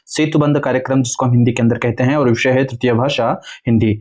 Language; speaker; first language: Hindi; non-native, local second language; Kannada